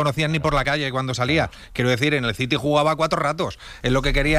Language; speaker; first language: Spanish; native; Spanish